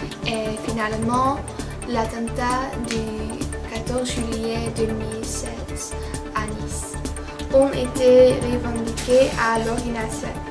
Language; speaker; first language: French; non-native, learner; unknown